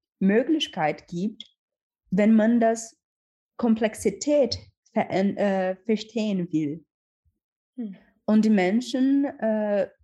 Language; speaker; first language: German; non-native, learner; Portuguese